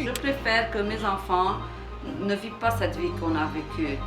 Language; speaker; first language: French; non-native, local second language; Arabic